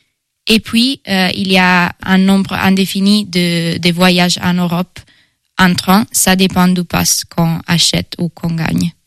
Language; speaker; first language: French; non-native, fluent; Italian